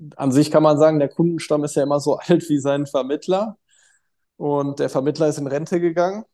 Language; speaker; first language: German; native; German